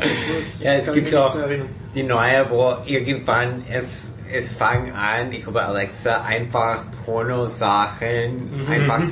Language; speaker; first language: German; non-native, fluent; English